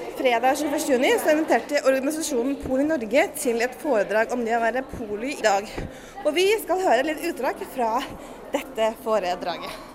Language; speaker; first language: Norwegian; native; Norwegian